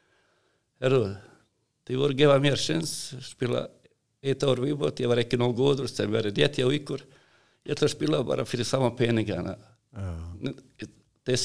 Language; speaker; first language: Icelandic; non-native, fluent; Serbian